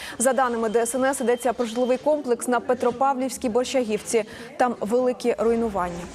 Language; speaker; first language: Ukrainian; native; Ukrainian